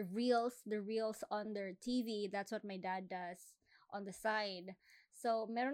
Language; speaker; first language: English; non-native, local second language; Filipino